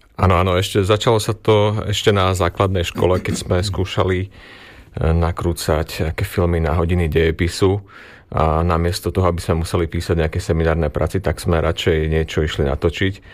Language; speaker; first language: Slovak; native; Slovak